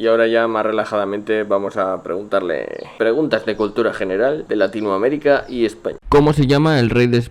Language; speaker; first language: Spanish; native; Spanish